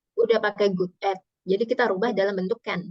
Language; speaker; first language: Indonesian; native; Indonesian